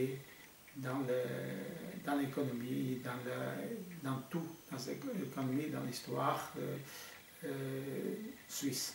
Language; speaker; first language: French; non-native, fluent; Portuguese